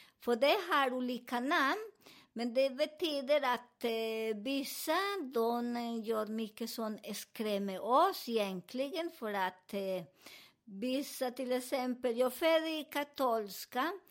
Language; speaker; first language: Swedish; non-native, fluent; Spanish